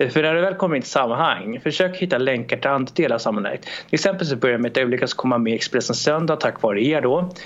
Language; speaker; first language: Swedish; early bilingual, other home language; Romanian